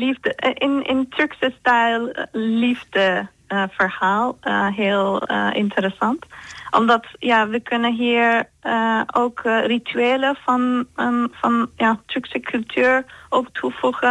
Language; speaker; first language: Dutch; non-native, fluent; Turkish